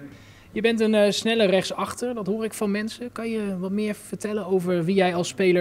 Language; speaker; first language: Dutch; native; Dutch